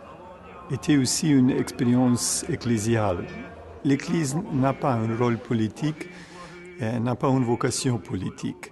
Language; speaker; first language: French; non-native, fluent; Ukrainian